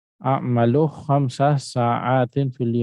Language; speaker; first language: Arabic; non-native, fluent; Filipino